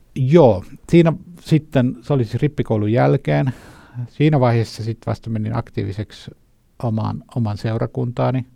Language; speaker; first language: Finnish; native; Finnish